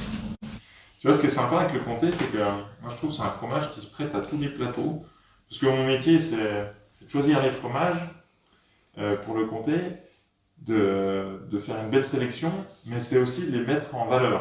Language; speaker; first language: French; native; French